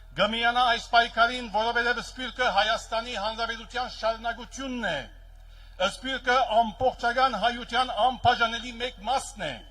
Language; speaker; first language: Armenian; early bilingual, heritage; Armenian